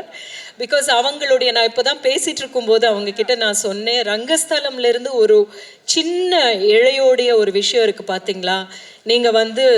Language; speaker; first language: Tamil; native; Tamil